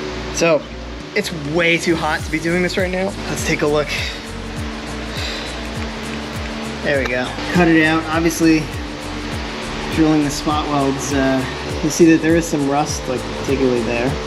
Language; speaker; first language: English; native; English